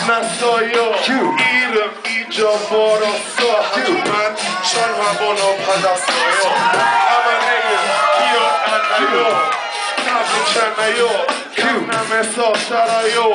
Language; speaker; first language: Korean; non-native, learner; English